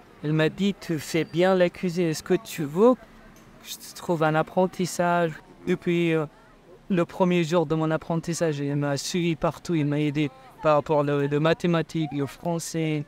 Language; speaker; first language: French; non-native, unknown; Persian